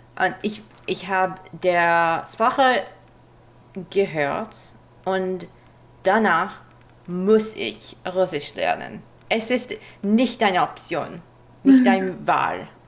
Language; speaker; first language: German; non-native, learner; English